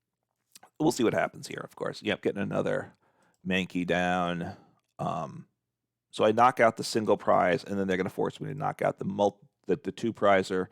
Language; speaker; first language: English; native; English